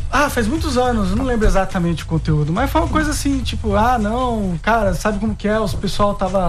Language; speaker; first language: Portuguese; native; Portuguese